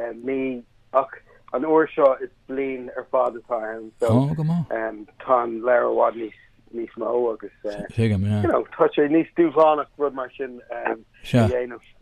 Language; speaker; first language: Irish; non-native, local second language; English